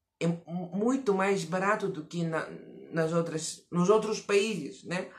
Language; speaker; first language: Portuguese; non-native, fluent; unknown